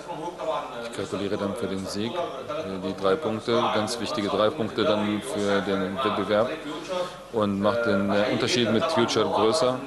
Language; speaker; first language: German; non-native, learner; Arabic